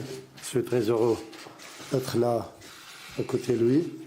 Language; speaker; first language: French; non-native, learner; Arabic